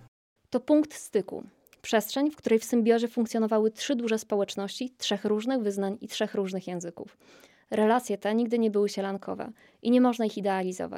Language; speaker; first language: Polish; native; Polish